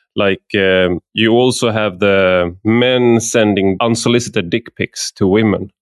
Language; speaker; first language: English; non-native, fluent; Swedish